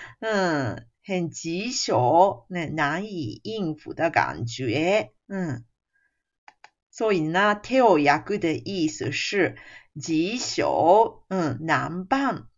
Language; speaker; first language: Chinese; non-native, fluent; Japanese